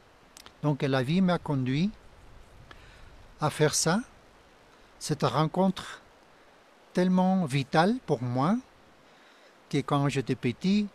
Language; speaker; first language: French; non-native, fluent; Spanish